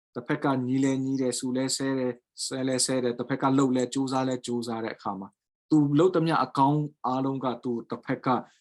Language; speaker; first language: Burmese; non-native, local second language; Tedim Chin